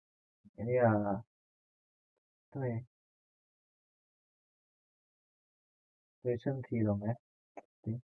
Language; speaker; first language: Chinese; non-native, fluent; Indonesian